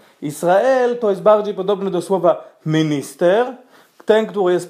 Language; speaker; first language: Polish; non-native, fluent; Hebrew